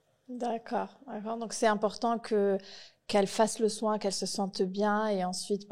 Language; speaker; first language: French; native; French